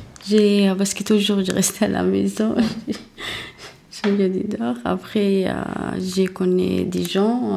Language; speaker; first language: French; non-native, learner; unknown